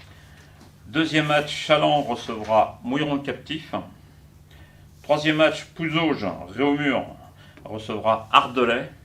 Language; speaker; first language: French; native; French